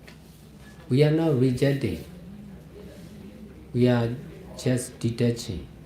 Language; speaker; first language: English; non-native, fluent; Burmese